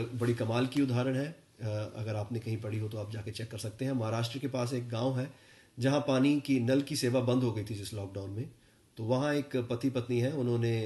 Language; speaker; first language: Hindi; non-native, local second language; Punjabi